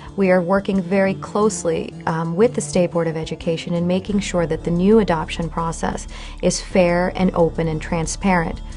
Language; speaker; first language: English; native; English